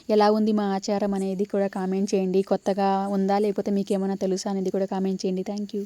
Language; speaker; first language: Telugu; non-native, local second language; Lambadi